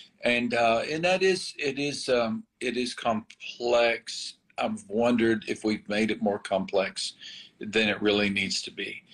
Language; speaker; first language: English; native; English